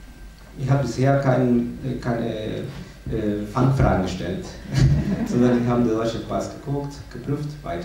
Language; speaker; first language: German; non-native, fluent; Spanish